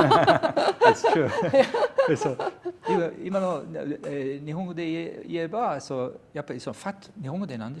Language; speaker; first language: Japanese; non-native, fluent; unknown